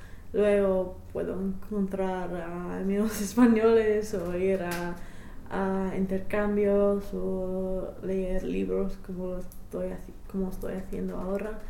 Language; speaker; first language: Spanish; non-native, fluent; English